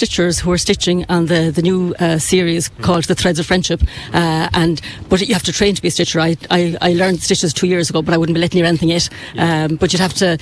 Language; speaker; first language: English; native; English